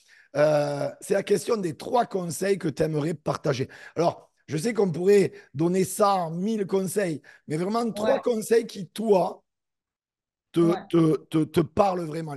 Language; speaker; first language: French; native; French